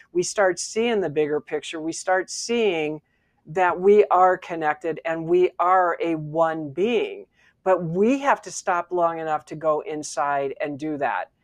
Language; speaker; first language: English; native; English